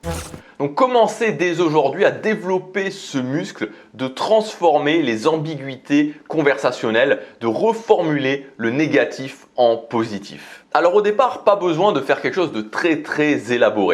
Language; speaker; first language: French; native; French